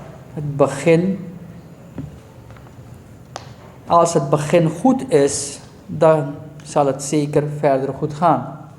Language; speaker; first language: Dutch; non-native, local second language; Caribbean Hindustani